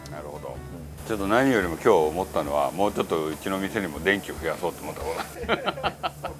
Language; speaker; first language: Japanese; native; Japanese